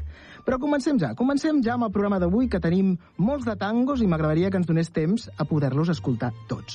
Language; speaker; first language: Catalan; native; Catalan